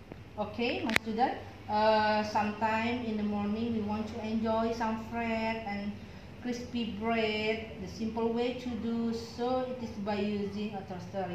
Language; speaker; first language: English; non-native, learner; Indonesian